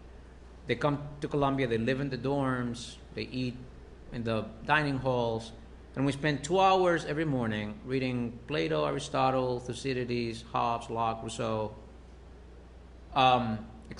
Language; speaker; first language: English; early bilingual, other home language; Spanish